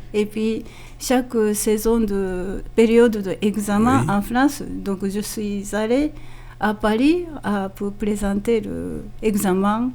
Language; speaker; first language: French; non-native, fluent; Japanese